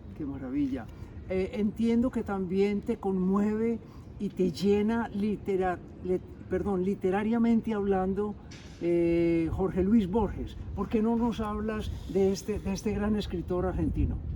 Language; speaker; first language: Spanish; native; Spanish